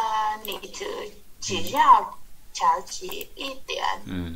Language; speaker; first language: Chinese; non-native, learner; Vietnamese